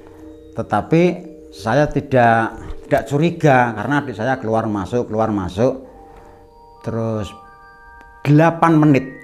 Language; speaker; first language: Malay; non-native, local second language; Javanese